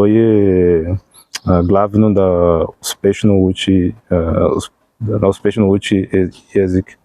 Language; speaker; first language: Serbian; non-native, learner; Portuguese